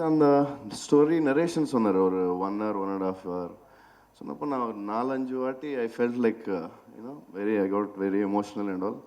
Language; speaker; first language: Tamil; non-native, local second language; Telugu